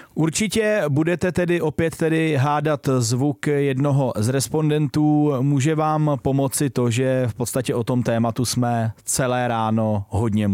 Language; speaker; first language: Czech; native; Czech